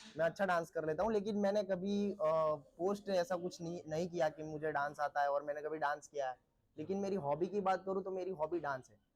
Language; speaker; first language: Hindi; non-native, local second language; Marathi